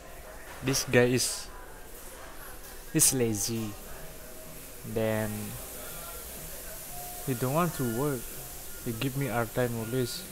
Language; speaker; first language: English; non-native, learner; Indonesian